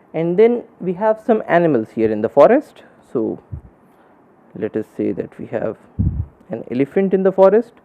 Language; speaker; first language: English; non-native, local second language; Hindi